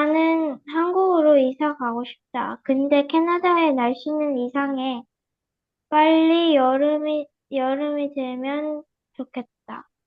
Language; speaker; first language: Korean; early bilingual, heritage; Korean